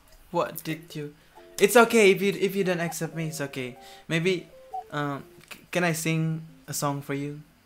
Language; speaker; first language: English; non-native, learner; Indonesian